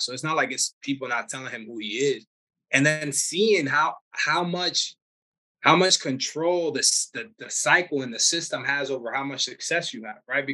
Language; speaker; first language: English; early bilingual, other home language; Spanish